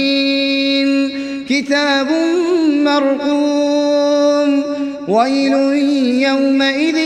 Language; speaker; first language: Arabic; native; Arabic